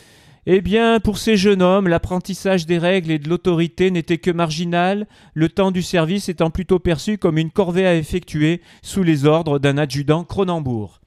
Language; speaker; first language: French; native; French